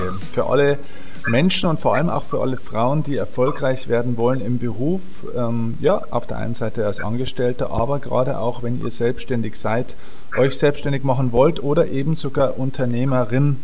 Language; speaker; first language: German; native; German